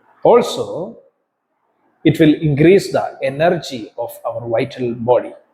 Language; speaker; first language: English; non-native, local second language; Malayalam